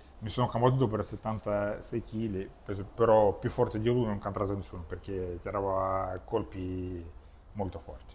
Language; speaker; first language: Italian; non-native, fluent; Russian